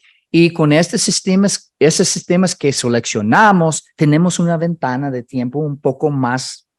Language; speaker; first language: Spanish; non-native, fluent; English